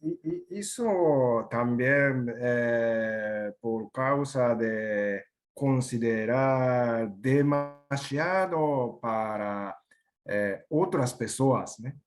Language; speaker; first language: Portuguese; non-native, learner; Japanese